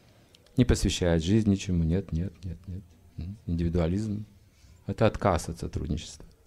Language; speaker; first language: Russian; native; Russian